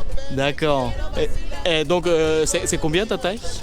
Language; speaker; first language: French; non-native, learner; Japanese